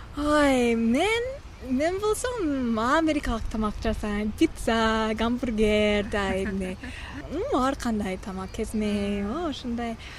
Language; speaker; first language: Kyrgyz; non-native, fluent; English